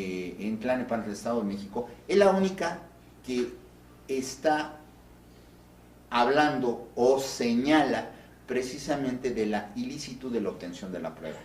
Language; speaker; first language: Spanish; native; Spanish